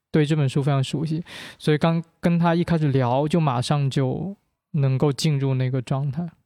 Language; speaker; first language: Chinese; non-native, local second language; Min Nan Chinese